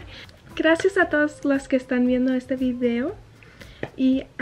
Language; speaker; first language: Spanish; early bilingual, heritage; Spanish